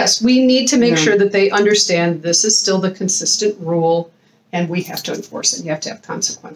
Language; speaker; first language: English; native; English